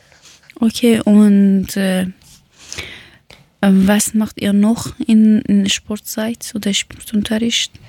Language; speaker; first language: German; non-native, learner; Persian